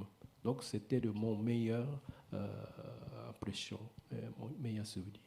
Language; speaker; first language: French; non-native, learner; Japanese